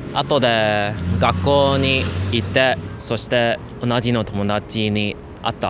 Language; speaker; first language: Japanese; non-native, learner; English